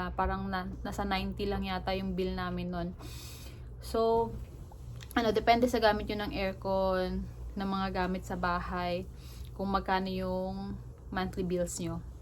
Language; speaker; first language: Filipino; native; Filipino